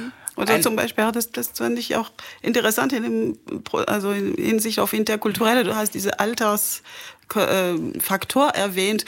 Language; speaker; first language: German; non-native, fluent; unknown